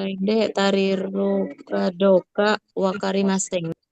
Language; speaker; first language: Japanese; non-native, learner; Indonesian